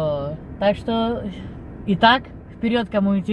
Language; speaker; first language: Russian; native; Russian